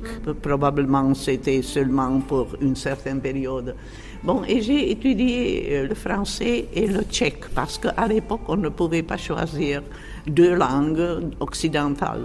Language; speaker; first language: French; non-native, fluent; Czech